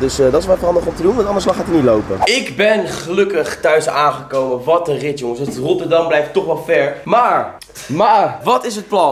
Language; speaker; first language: Dutch; native; Dutch